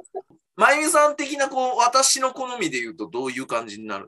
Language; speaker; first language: Japanese; native; Japanese